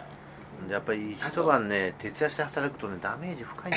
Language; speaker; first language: Japanese; native; Japanese